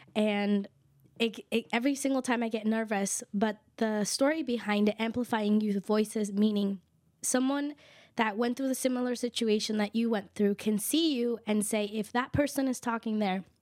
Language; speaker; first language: English; early bilingual, other home language; Kʼicheʼ